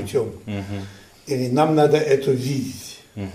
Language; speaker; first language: Russian; non-native, fluent; Ukrainian